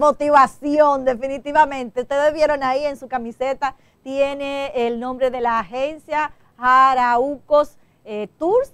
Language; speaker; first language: Spanish; native; Spanish